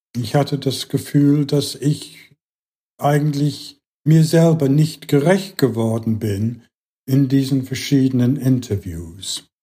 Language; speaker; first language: German; non-native, fluent; English